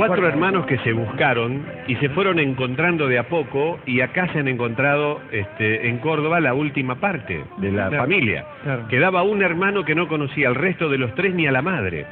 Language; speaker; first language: Spanish; native; Spanish